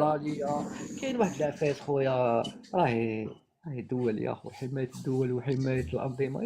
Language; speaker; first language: Arabic; native; Arabic